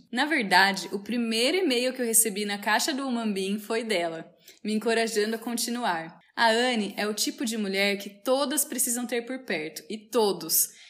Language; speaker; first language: Portuguese; native; Portuguese